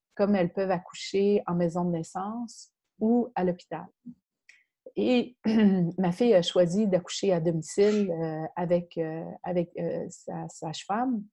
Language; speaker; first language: French; native; French